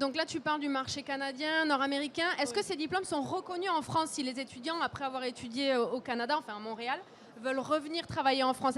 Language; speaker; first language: French; native; French